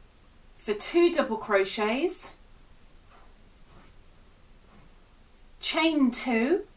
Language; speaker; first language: English; native; English